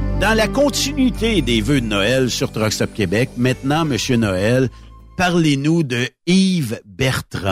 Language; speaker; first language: French; native; French